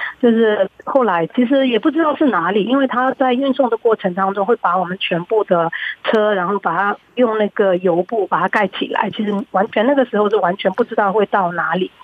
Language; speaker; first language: Chinese; early bilingual, heritage; Chinese